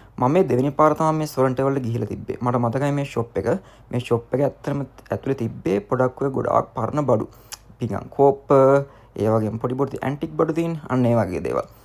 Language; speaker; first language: Sinhala; native; Sinhala